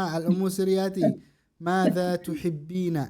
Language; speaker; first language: Arabic; non-native, fluent; Indonesian